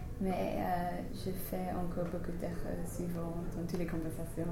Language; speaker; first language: French; non-native, learner; English